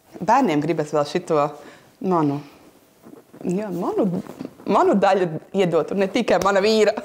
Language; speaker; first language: Latvian; native; Latvian